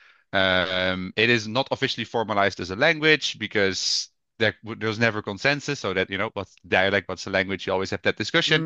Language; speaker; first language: English; non-native, fluent; Dutch